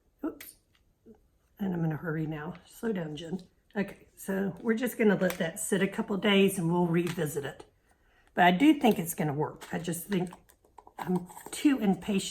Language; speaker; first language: English; native; English